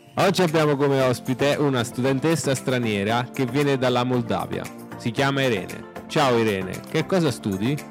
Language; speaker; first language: Italian; native; Italian